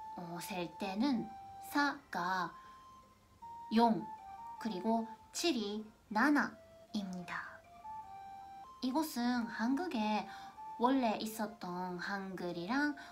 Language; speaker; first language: Korean; non-native, fluent; Japanese